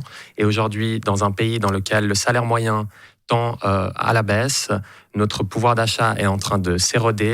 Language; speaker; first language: French; native; French